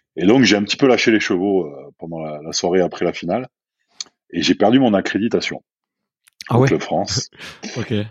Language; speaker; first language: French; native; French